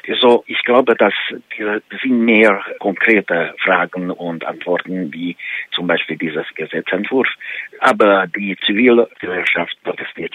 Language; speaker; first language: German; non-native, fluent; Hungarian